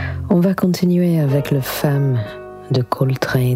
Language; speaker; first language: French; non-native, fluent; English